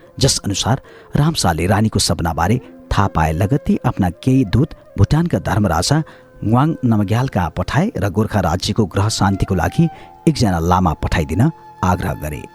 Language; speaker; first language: Nepali; native; Nepali